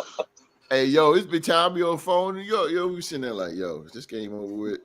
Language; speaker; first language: English; native; English